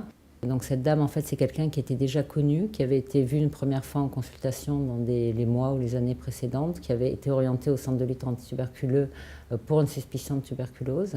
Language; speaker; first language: French; native; French